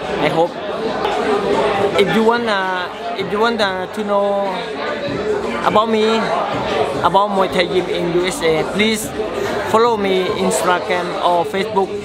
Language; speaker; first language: English; non-native, learner; Thai